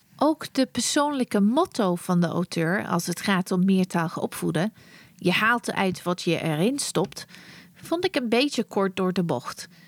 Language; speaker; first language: Dutch; non-native, fluent; English